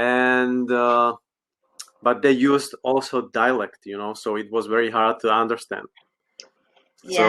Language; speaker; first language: English; non-native, learner; Slovak